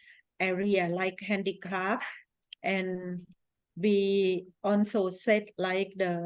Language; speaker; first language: English; non-native, fluent; Thai